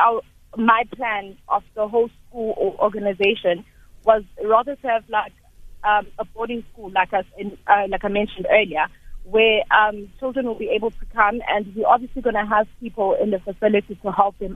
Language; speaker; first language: English; non-native, local second language; Zulu